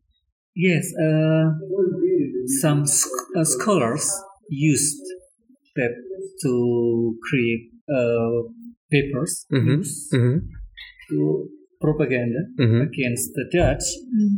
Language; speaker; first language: English; non-native, learner; Indonesian